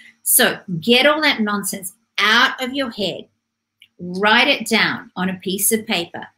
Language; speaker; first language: English; native; English